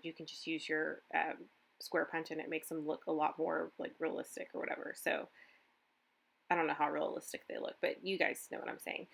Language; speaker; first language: English; native; English